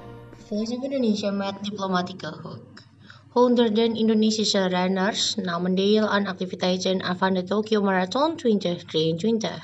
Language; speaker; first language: Dutch; non-native, fluent; Indonesian